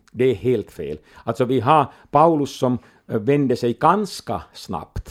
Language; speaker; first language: Swedish; non-native, local second language; Finnish